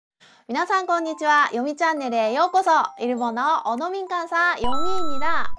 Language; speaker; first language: Japanese; native; Japanese